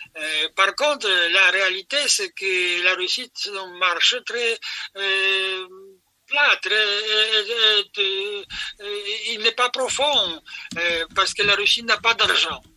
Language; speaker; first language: French; non-native, fluent; Polish